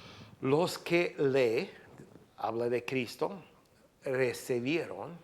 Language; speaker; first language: Spanish; non-native, fluent; English